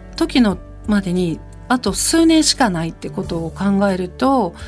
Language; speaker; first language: Japanese; native; Japanese